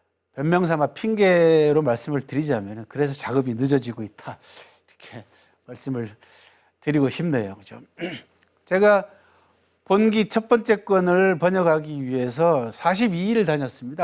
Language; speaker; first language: Korean; native; Korean